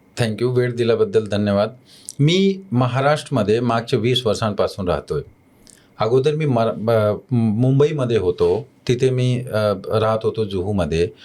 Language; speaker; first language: Marathi; non-native, fluent; Hindi